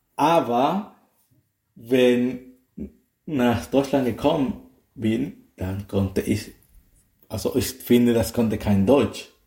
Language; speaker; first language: German; non-native, learner; Spanish